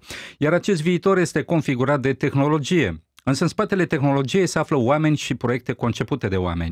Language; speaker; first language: Romanian; native; Romanian